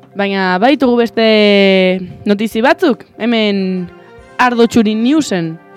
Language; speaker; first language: Basque; non-native, local second language; Spanish